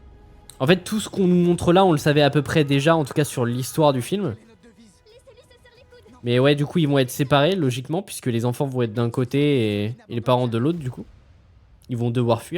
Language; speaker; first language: French; native; French